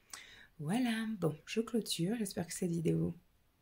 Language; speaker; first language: French; native; French